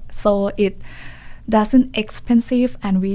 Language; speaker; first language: English; non-native, learner; Thai